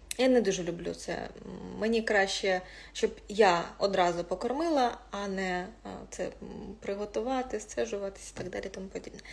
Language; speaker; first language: Ukrainian; non-native, local second language; Russian